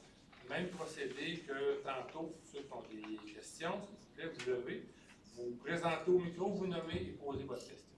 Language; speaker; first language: French; native; French